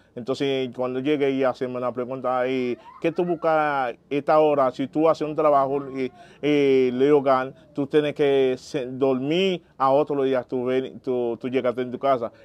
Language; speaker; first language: Spanish; non-native, learner; Haitian Creole